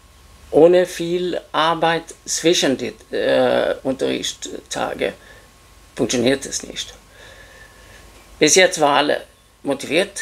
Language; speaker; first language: German; non-native, fluent; Swedish